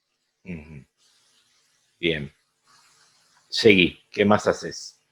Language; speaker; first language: Spanish; native; Spanish